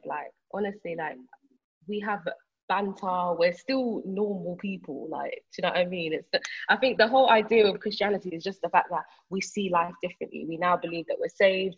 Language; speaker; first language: English; native; English